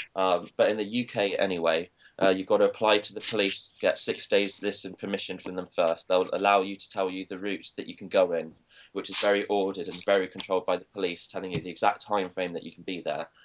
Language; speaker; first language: English; native; English